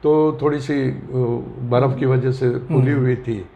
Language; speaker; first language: Hindi; non-native, local second language; Marathi